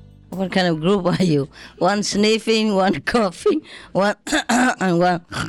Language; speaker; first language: English; non-native, fluent; Vietnamese